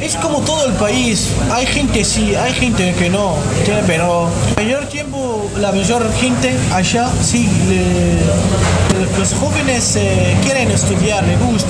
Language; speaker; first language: Spanish; non-native, learner; Arabic